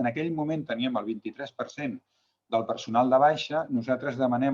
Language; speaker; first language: Catalan; native; Catalan